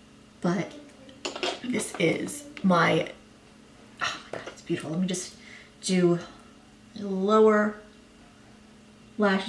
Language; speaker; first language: English; native; English